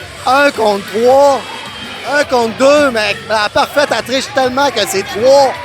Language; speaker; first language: French; native; French